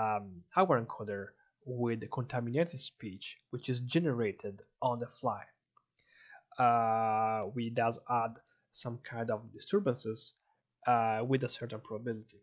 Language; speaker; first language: English; non-native, fluent; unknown